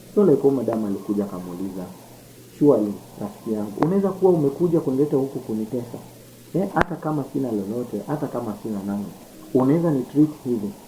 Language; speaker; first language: Swahili; non-native, local second language; Luo (Kenya and Tanzania)